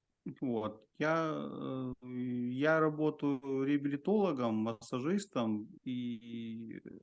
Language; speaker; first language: Russian; native; Russian